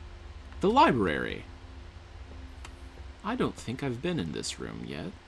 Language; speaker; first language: English; native; English